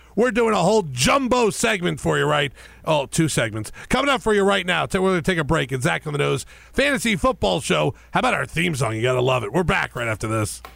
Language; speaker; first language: English; native; English